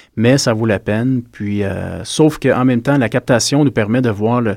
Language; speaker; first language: French; native; French